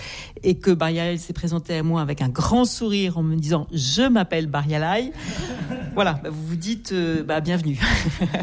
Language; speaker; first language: French; native; French